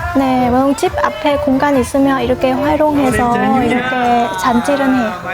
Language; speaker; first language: Korean; non-native, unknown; Vietnamese